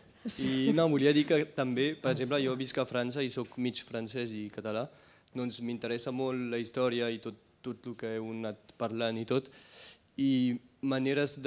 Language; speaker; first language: Catalan; early bilingual, heritage; Catalan